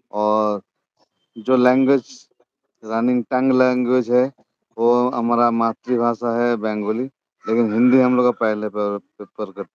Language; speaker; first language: Hindi; non-native, local second language; Bangla